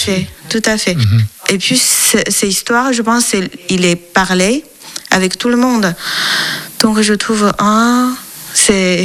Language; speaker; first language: French; non-native, learner; Chinese